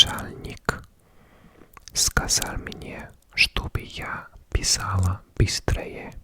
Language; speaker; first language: Russian; non-native, learner; English